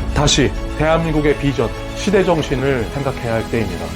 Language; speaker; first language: Korean; native; Korean